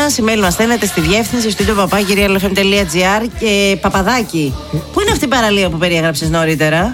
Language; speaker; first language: Greek; native; Greek